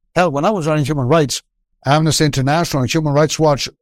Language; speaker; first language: English; non-native, fluent; Greek